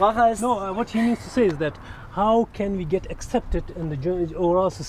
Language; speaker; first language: English; non-native, fluent; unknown